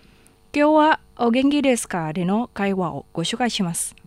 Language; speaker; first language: Japanese; non-native, fluent; Indonesian